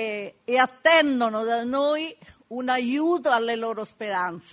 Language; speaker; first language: Italian; native; Italian